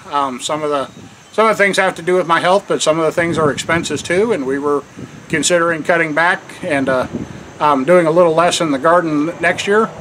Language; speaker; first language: English; native; English